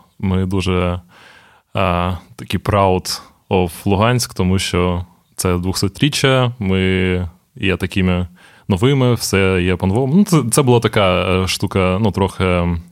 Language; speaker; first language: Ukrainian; non-native, local second language; Russian